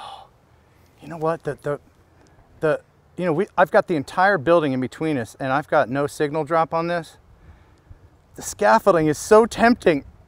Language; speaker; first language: English; native; English